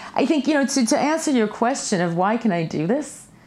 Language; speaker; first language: English; early bilingual, other home language; Russian